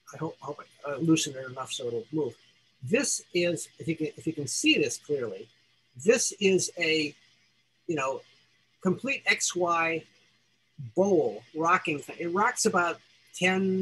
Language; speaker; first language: English; native; English